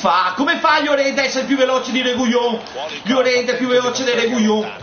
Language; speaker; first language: Italian; native; Italian